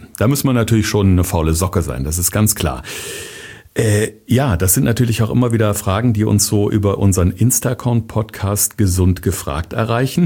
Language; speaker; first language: German; native; German